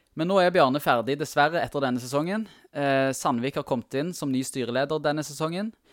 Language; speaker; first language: Norwegian; native; Norwegian